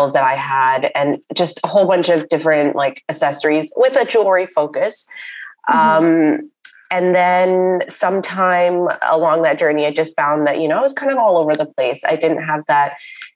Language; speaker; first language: English; non-native, local second language; Urdu